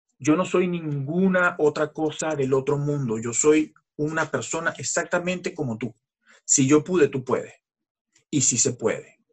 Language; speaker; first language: Spanish; native; Spanish